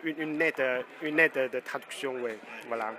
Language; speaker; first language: French; non-native, fluent; Chinese